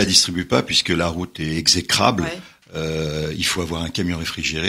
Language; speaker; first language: French; native; French